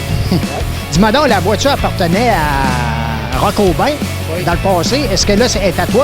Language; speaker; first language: French; native; French